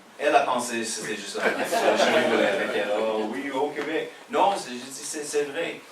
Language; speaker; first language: French; non-native, fluent; English